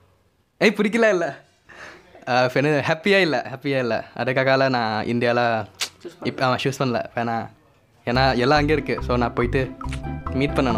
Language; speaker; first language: Tamil; non-native, learner; Thai